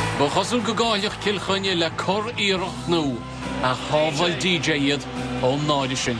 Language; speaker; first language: Irish; native; Irish